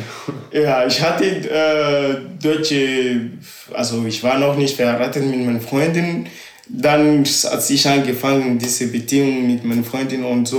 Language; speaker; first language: German; non-native, learner; Ewe